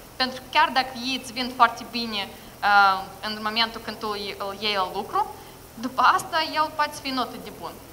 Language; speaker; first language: Romanian; non-native, local second language; Russian